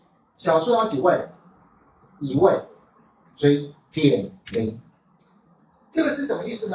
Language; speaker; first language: Chinese; native; Chinese